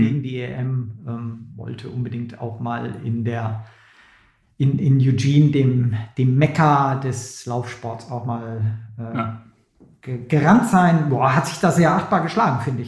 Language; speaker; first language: German; native; German